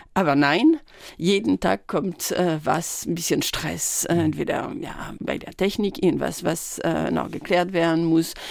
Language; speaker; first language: German; non-native, fluent; French